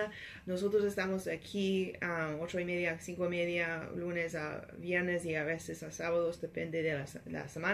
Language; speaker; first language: Spanish; non-native, learner; English